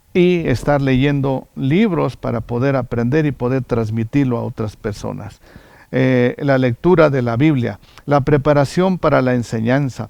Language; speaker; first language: Spanish; native; Spanish